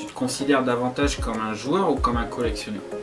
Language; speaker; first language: French; native; French